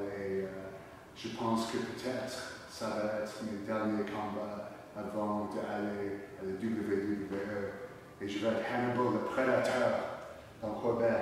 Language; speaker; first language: French; non-native, learner; English